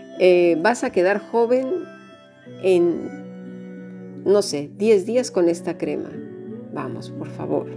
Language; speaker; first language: Spanish; native; Spanish